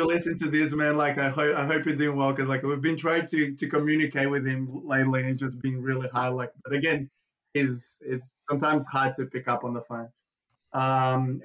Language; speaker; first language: English; non-native, fluent; Portuguese